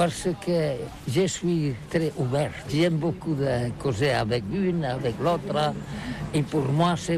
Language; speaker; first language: French; non-native, learner; Catalan